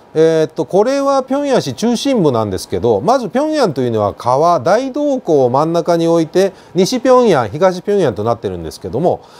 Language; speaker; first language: Japanese; native; Japanese